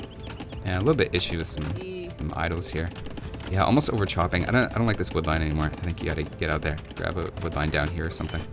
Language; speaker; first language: English; native; English